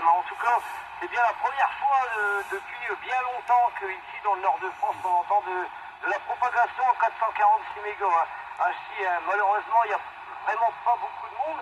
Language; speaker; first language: French; native; French